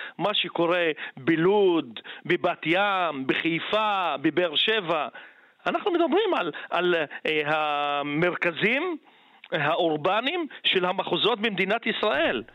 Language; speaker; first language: Hebrew; non-native, local second language; Arabic